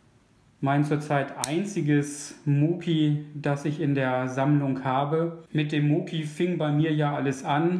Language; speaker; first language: German; native; German